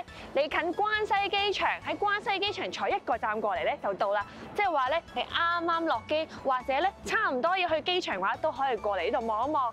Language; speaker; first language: Cantonese; native; Cantonese